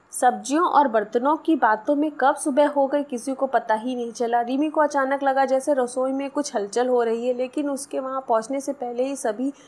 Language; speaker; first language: Hindi; non-native, local second language; Marathi